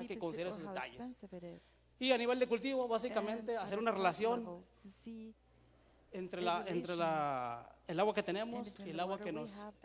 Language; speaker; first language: Spanish; native; Spanish